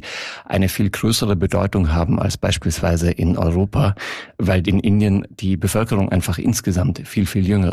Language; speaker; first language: German; native; German